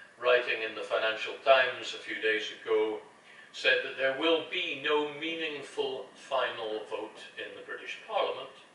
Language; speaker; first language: English; native; English